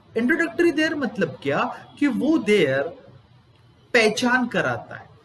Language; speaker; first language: Hindi; non-native, local second language; Gujarati